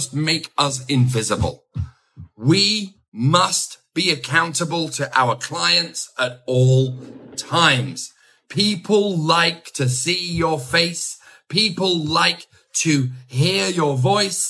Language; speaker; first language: English; native; English